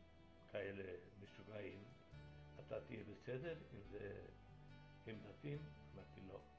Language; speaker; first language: Hebrew; non-native, fluent; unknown